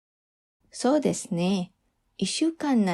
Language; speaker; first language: Japanese; non-native, fluent; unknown